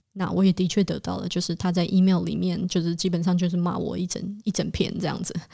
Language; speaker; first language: Chinese; native; Chinese